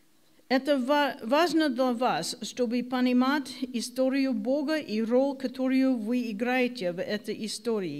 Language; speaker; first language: Russian; non-native, learner; English